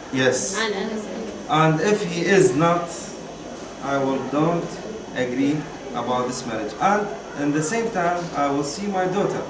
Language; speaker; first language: English; non-native, learner; Arabic